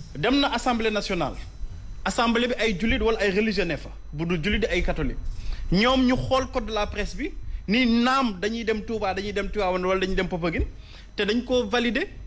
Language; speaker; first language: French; non-native, local second language; Wolof